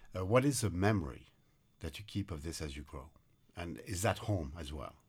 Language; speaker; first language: English; non-native, fluent; French